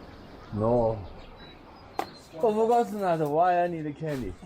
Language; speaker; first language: English; non-native, learner; Tibetan